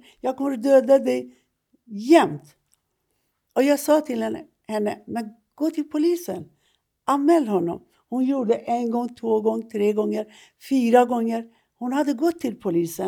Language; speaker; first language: Swedish; non-native, fluent; Persian